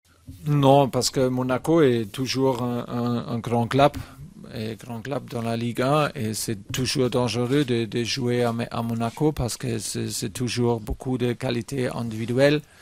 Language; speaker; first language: French; non-native, fluent; German